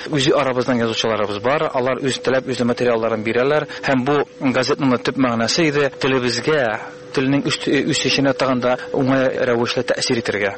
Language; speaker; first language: Tatar; native; Tatar